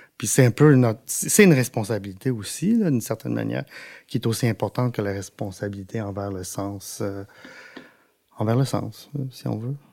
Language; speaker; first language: French; non-native, local second language; English